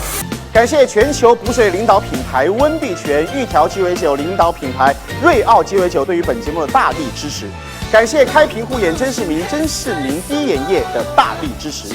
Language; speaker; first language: Chinese; native; Chinese